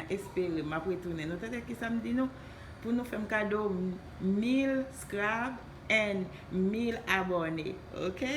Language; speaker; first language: French; non-native, local second language; Haitian Creole